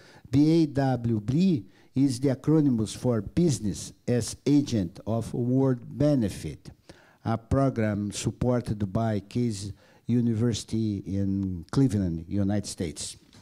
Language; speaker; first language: English; non-native, learner; Portuguese